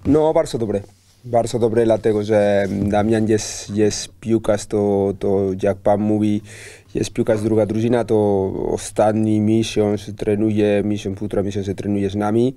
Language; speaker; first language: Polish; non-native, learner; Spanish